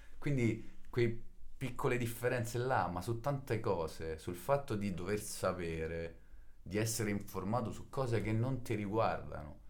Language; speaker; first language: Italian; native; Italian